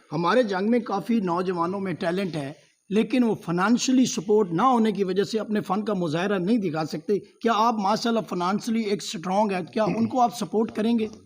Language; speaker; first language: Urdu; non-native, local second language; Punjabi